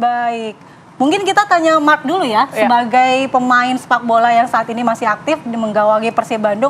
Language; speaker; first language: Indonesian; native; Indonesian